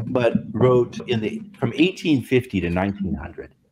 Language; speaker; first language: English; native; English